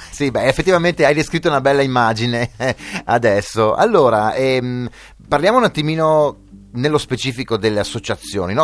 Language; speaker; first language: Italian; native; Italian